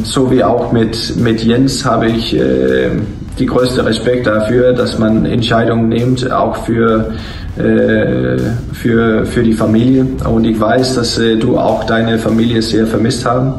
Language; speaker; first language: German; non-native, fluent; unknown